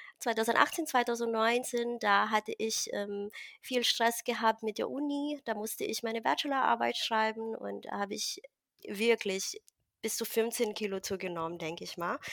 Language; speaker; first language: German; non-native, fluent; Filipino